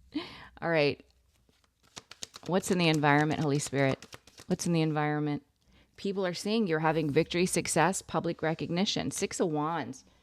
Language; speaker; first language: English; native; English